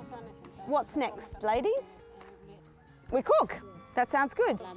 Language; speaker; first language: English; native; English